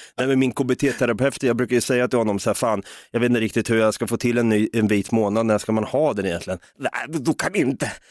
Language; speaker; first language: Swedish; native; Swedish